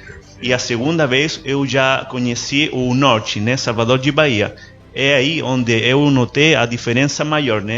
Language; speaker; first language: Portuguese; non-native, learner; Spanish